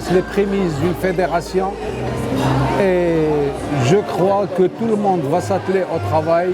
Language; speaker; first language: French; non-native, local second language; Arabic